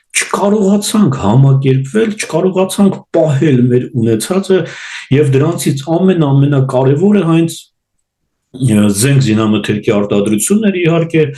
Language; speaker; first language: Armenian; native; Armenian